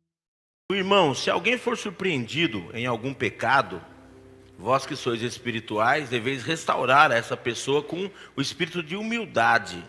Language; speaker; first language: Portuguese; native; Portuguese